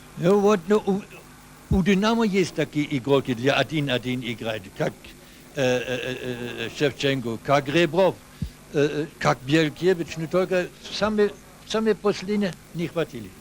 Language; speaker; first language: Russian; non-native, learner; German